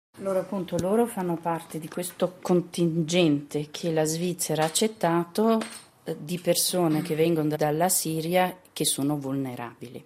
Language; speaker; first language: Italian; native; Italian